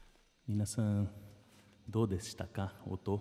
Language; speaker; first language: Japanese; non-native, fluent; Portuguese